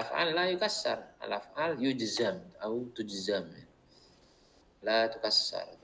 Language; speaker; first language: Arabic; non-native, fluent; Indonesian